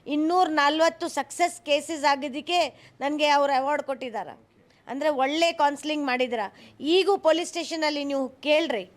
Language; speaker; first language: Kannada; non-native, local second language; Hindi